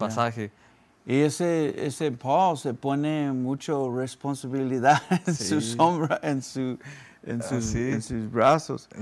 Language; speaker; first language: Spanish; early bilingual, heritage; Spanish